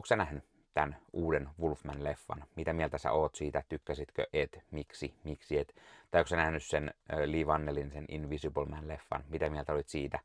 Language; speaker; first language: Finnish; native; Finnish